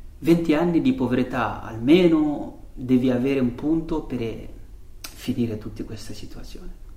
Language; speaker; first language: Italian; non-native, learner; Fula